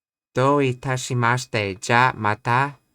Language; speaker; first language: Japanese; non-native, learner; English